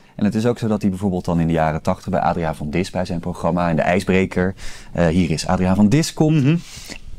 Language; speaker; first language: Dutch; native; Dutch